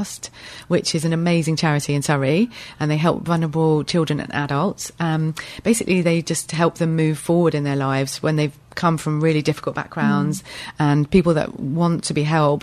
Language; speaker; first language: English; native; English